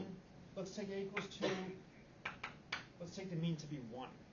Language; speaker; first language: English; native; English